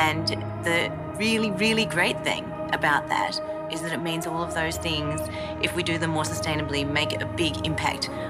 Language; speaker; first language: English; native; English